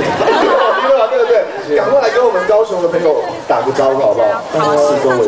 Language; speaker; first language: Chinese; native; Chinese